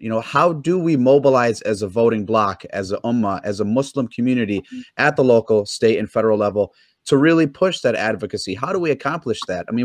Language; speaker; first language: English; native; English